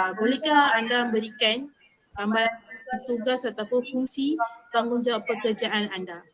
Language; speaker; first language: Malay; non-native, local second language; Tamil